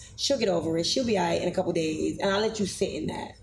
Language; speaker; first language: English; native; English